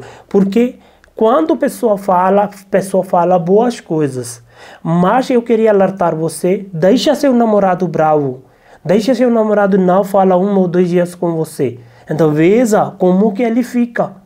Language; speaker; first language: Portuguese; non-native, learner; Hindi